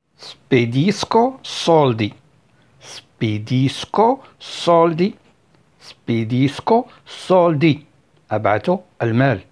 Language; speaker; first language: Italian; non-native, fluent; Arabic